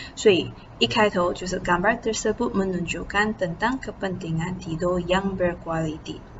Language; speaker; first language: Malay; non-native, local second language; Chinese